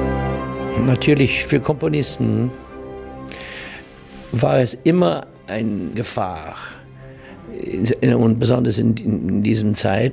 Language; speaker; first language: German; non-native, learner; English